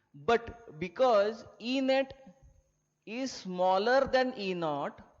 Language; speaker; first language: English; non-native, local second language; Marathi